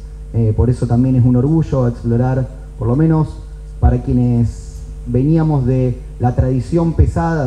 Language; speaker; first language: Spanish; native; Spanish